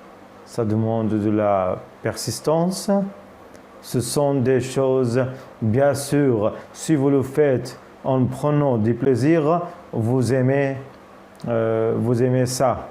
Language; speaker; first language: French; non-native, fluent; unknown